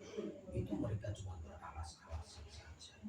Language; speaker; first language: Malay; non-native, local second language; Javanese